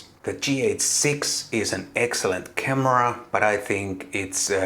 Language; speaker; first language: English; non-native, fluent; Finnish